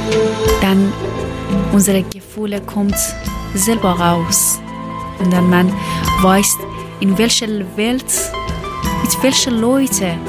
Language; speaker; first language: German; non-native, learner; Persian